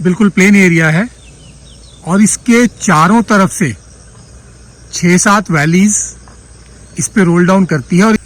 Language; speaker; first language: Hindi; native; Hindi